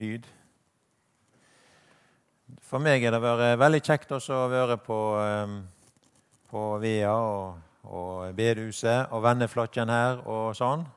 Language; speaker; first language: Norwegian; native; Norwegian